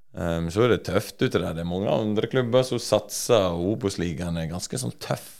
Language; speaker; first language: Norwegian; native; Norwegian